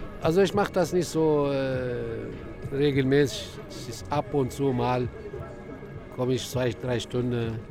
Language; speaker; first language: German; non-native, fluent; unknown